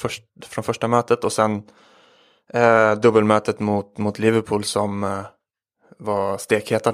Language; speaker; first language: Swedish; native; Swedish